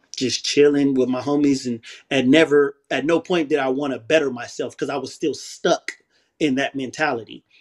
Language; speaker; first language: English; native; English